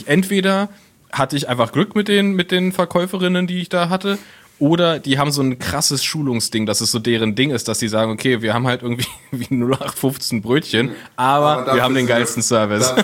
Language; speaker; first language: German; native; German